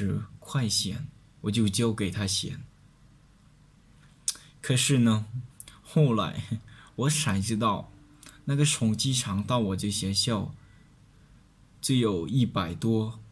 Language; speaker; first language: Chinese; non-native, learner; Lao